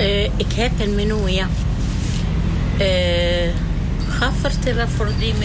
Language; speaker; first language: Dutch; non-native, learner; Italian